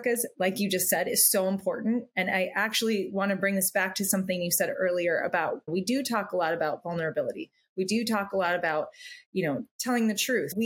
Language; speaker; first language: English; native; English